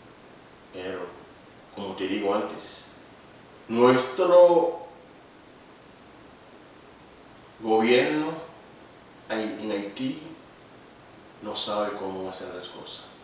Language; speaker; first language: Spanish; non-native, learner; Haitian Creole